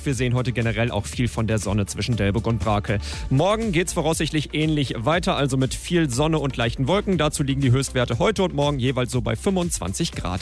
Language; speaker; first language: German; native; German